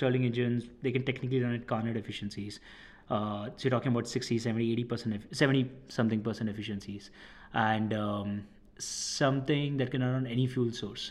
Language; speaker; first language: English; non-native, local second language; Hindi